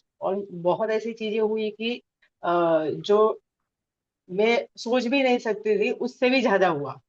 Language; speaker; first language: Hindi; non-native, local second language; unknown